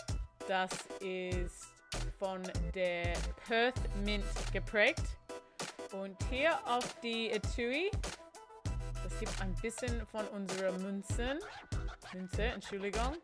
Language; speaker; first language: German; non-native, fluent; English